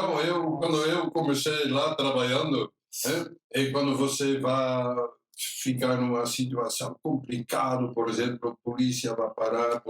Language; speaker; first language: Portuguese; non-native, fluent; Dutch